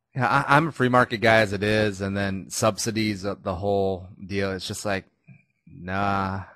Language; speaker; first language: English; native; English